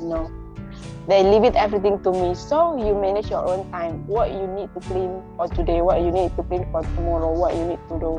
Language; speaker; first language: English; non-native, local second language; Indonesian